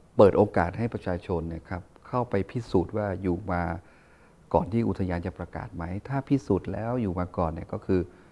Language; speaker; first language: Thai; non-native, local second language; Karen languages